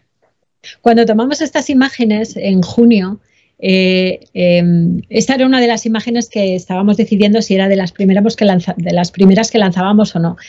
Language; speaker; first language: Spanish; native; Spanish